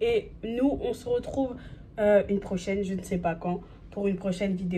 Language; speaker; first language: French; native; French